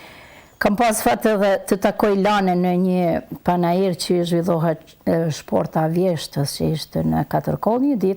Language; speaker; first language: Albanian; native; Albanian